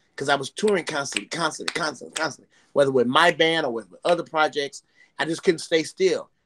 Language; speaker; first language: English; native; English